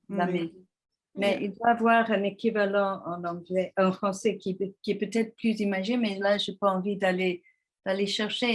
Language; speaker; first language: French; non-native, fluent; English